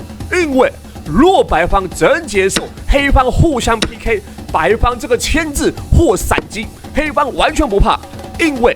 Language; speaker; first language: Chinese; native; Chinese